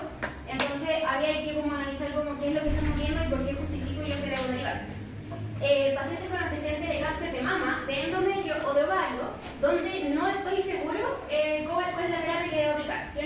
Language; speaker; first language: Spanish; native; Spanish